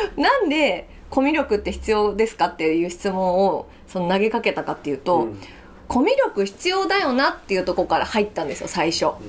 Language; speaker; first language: Japanese; native; Japanese